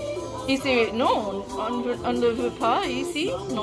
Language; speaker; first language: French; non-native, learner; English